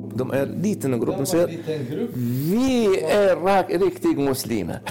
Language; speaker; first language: Swedish; non-native, learner; Arabic